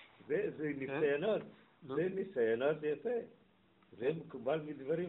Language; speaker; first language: Hebrew; non-native, fluent; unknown